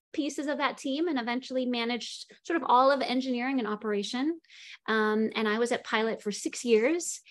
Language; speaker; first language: English; native; English